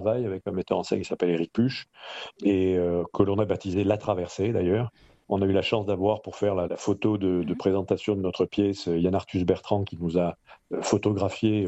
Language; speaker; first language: French; native; French